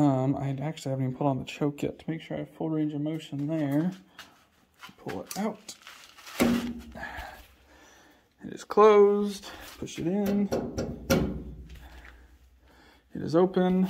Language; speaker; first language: English; native; English